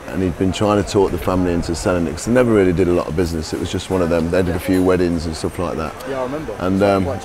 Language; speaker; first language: English; native; English